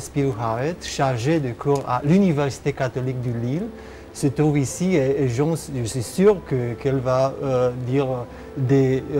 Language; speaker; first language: French; non-native, fluent; Romanian